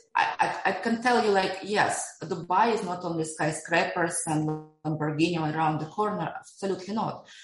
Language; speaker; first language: English; non-native, fluent; Russian